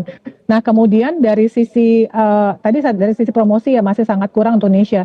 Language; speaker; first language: Indonesian; native; Indonesian